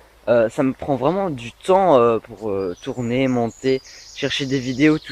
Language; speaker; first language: French; native; French